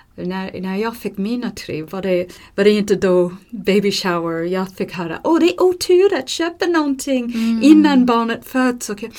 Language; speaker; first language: Swedish; non-native, fluent; English